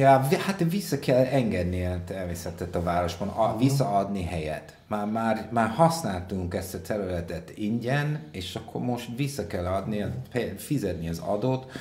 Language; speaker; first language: Hungarian; non-native, fluent; English